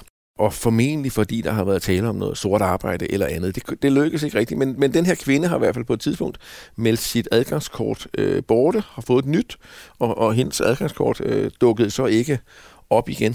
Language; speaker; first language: Danish; native; Danish